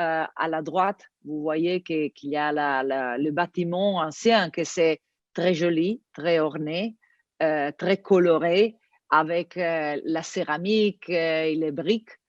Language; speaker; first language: French; non-native, learner; Italian